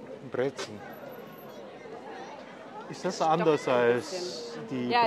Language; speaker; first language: German; non-native, fluent; Korean